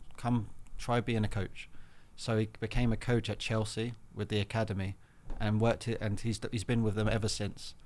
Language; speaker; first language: English; native; English